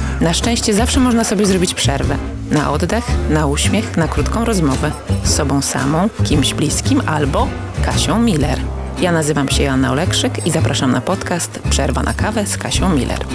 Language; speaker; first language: Polish; native; Polish